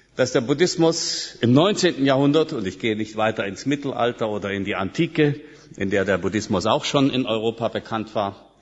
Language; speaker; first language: German; native; German